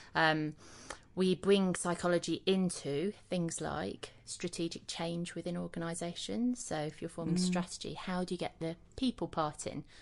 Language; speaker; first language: English; native; English